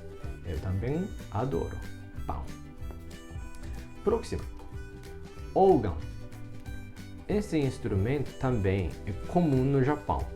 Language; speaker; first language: Portuguese; non-native, fluent; Japanese